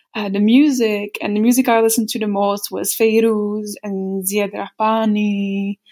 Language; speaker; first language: English; non-native, fluent; Dutch